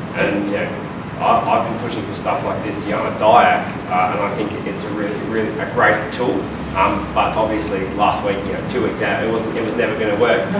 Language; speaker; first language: English; native; English